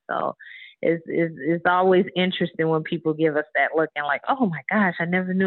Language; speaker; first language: English; native; English